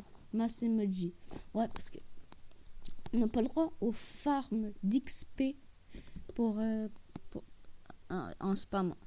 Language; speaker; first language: French; native; French